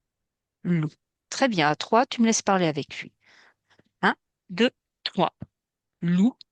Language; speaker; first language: French; native; French